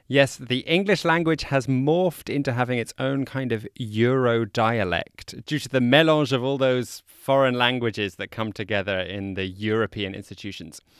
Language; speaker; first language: English; native; English